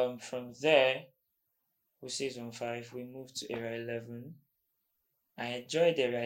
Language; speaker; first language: English; non-native, local second language; Igbo